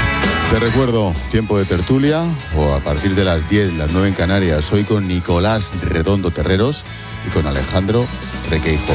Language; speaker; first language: Spanish; native; Spanish